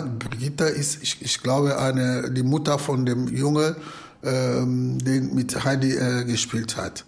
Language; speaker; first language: German; non-native, fluent; Lingala